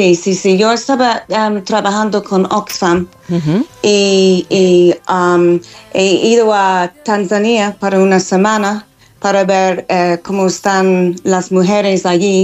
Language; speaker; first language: Spanish; non-native, learner; English